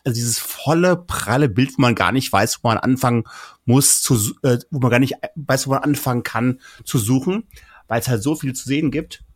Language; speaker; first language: German; native; German